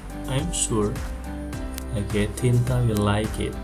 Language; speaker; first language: English; non-native, fluent; Indonesian